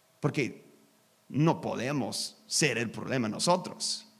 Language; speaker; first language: Spanish; non-native, learner; English